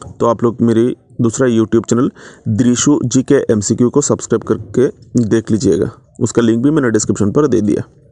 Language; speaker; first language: Hindi; native; Hindi